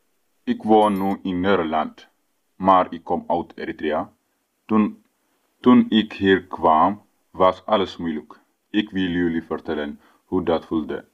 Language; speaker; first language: Dutch; non-native, learner; Tigrinya